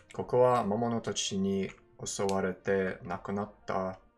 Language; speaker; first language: Japanese; non-native, learner; English